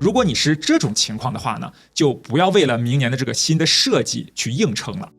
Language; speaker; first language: Chinese; native; Chinese